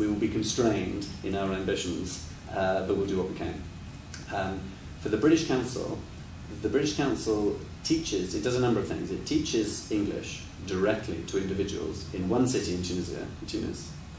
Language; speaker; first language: English; native; English